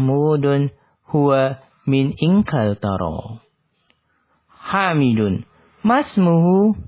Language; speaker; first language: Arabic; non-native, fluent; Indonesian